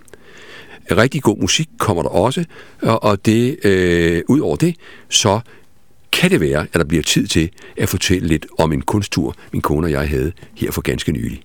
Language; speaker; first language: Danish; native; Danish